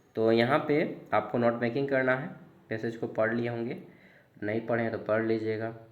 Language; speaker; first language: Hindi; native; Hindi